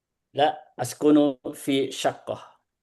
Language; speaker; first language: Arabic; non-native, learner; Indonesian